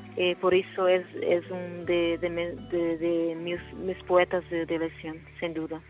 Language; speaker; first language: Spanish; non-native, learner; Portuguese